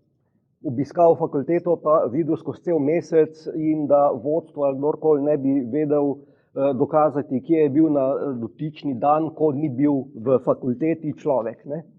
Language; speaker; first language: Slovenian; native; Slovenian